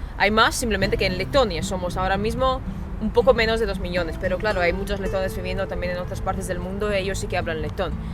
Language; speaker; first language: Spanish; non-native, fluent; Latvian